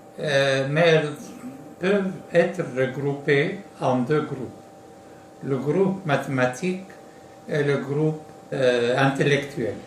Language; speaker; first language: French; non-native, local second language; Arabic